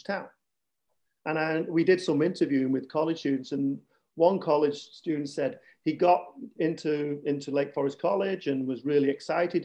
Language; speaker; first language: English; native; English